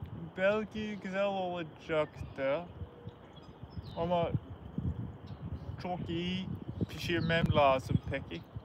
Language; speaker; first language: Turkish; non-native, learner; English